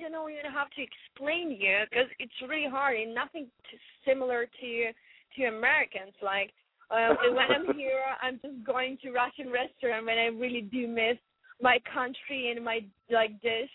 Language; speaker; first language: English; non-native, learner; Ukrainian